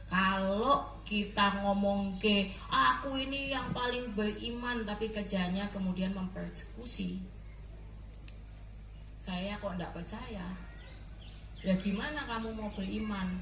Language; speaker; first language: Indonesian; native; Indonesian